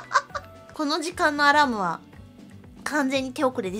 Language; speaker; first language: Japanese; native; Japanese